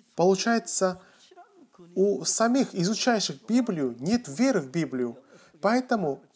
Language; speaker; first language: Russian; non-native, fluent; Korean